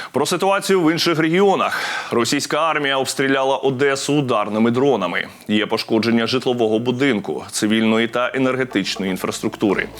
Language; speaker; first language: Ukrainian; native; Ukrainian